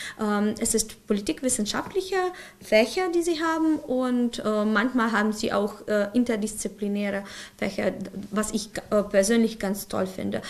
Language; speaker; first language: German; non-native, fluent; Ukrainian